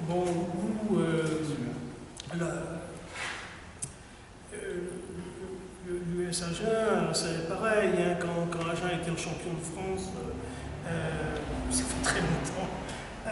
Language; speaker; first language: French; native; French